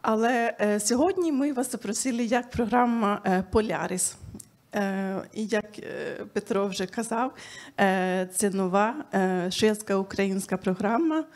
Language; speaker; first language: Ukrainian; non-native, fluent; Swedish